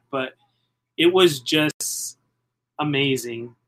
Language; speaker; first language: English; native; English